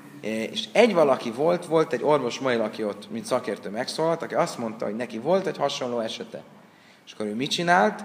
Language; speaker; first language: Hungarian; native; Hungarian